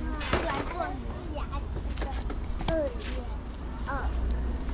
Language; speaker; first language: Chinese; early bilingual, heritage; Chinese